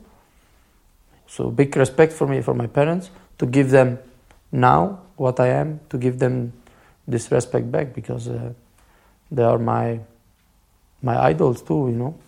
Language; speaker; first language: English; non-native, fluent; Albanian